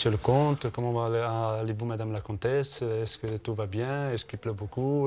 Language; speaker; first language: French; non-native, fluent; Portuguese